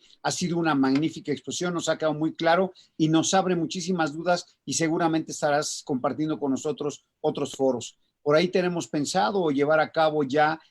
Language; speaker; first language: Spanish; native; Spanish